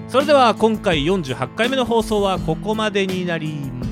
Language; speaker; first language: Japanese; native; Japanese